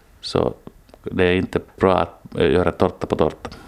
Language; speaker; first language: Swedish; non-native, local second language; Finnish